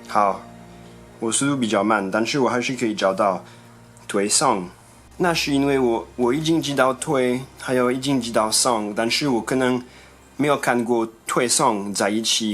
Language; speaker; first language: Chinese; non-native, fluent; French